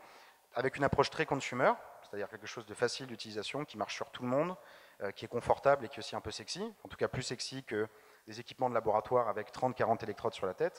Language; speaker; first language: French; native; French